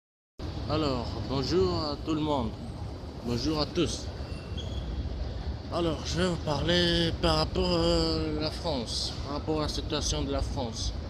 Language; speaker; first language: French; non-native, fluent; Bulgarian